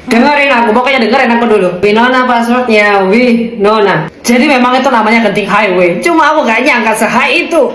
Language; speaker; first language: Indonesian; native; Indonesian